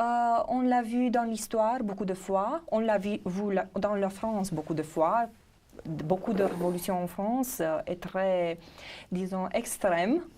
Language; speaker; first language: French; non-native, fluent; Romanian